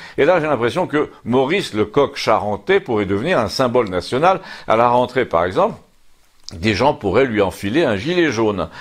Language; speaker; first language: French; native; French